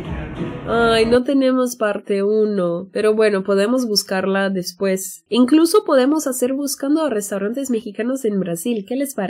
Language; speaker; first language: Spanish; non-native, fluent; Portuguese